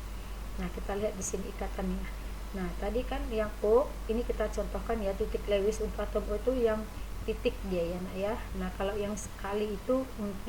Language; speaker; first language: Indonesian; native; Indonesian